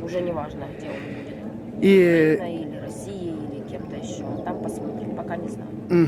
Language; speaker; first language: Russian; native; Russian